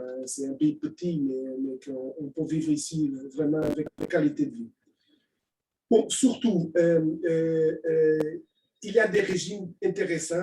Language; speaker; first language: French; non-native, fluent; Portuguese